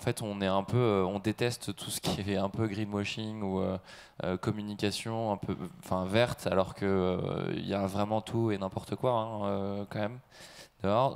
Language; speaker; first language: French; native; French